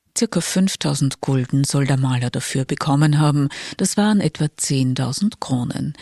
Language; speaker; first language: German; native; German